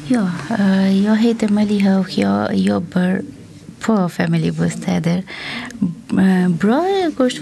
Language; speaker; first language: Swedish; non-native, learner; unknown